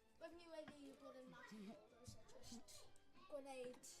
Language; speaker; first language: Welsh; non-native, local second language; English